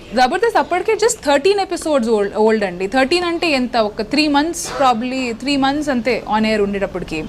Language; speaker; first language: Telugu; non-native, local second language; Hindi